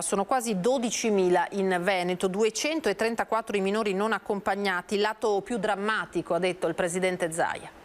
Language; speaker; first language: Italian; native; Italian